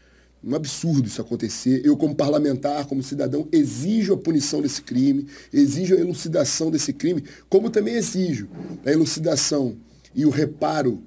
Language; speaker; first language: Portuguese; native; Portuguese